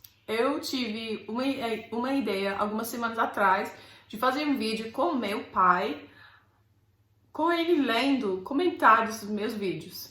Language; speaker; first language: Portuguese; non-native, fluent; English